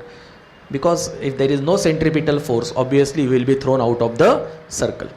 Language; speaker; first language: English; non-native, local second language; Marathi